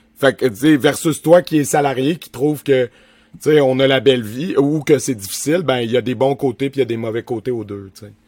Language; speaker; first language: French; native; French